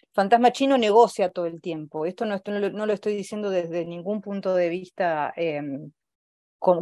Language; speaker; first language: Spanish; native; Spanish